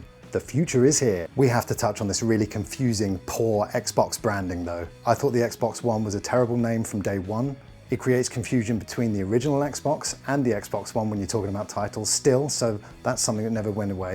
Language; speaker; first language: English; native; English